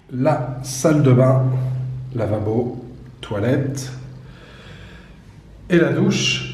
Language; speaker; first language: French; native; French